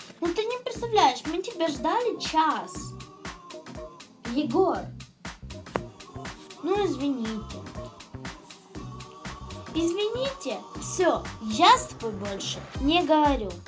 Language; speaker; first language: Russian; non-native, local second language; Ukrainian